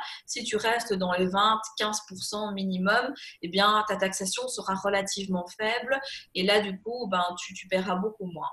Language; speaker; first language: French; native; French